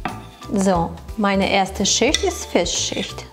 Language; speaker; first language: German; non-native, fluent; Russian